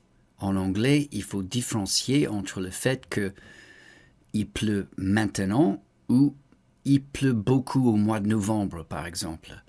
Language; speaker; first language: French; non-native, fluent; English